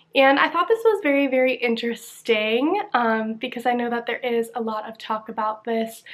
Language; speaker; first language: English; native; English